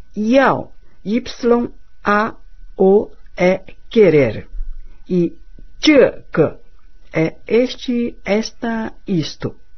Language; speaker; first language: Portuguese; non-native, fluent; Chinese